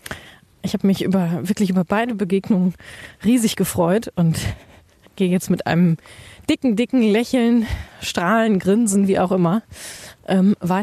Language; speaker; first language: German; native; German